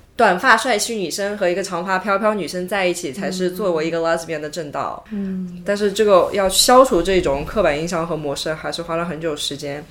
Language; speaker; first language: Chinese; native; Chinese